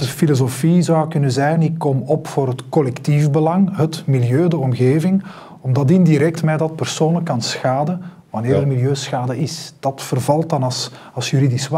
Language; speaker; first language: Dutch; native; Dutch